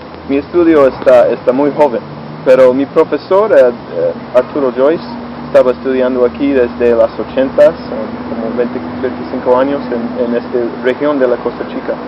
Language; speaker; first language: Spanish; non-native, fluent; English